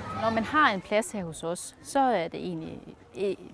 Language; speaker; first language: Danish; native; Danish